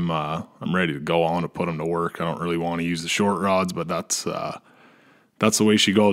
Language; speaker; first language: English; native; English